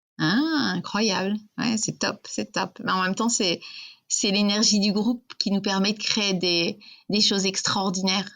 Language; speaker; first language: French; native; French